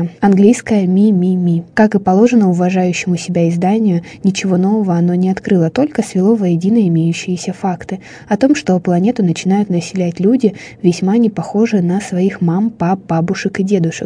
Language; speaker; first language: Russian; native; Russian